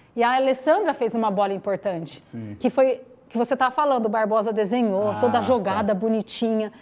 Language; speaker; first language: Portuguese; native; Portuguese